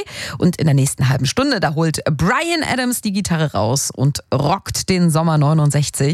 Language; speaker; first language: German; native; German